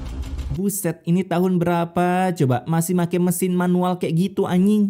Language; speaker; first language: Indonesian; native; Indonesian